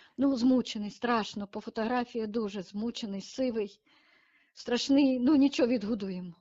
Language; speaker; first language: Ukrainian; native; Ukrainian